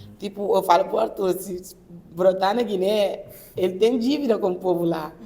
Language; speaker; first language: Portuguese; non-native, local second language; Upper Guinea Crioulo